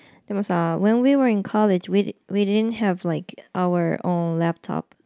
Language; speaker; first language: English; non-native, fluent; Japanese